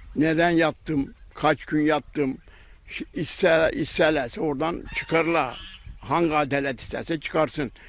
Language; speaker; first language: Turkish; native; Turkish